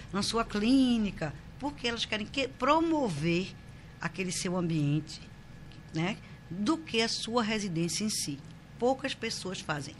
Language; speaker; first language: Portuguese; native; Portuguese